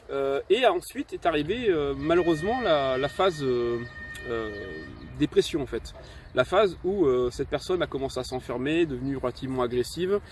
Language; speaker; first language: French; native; French